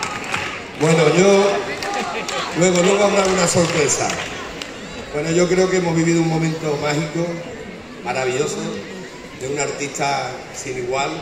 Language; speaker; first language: Spanish; native; Spanish